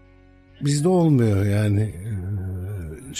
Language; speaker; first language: Turkish; native; Turkish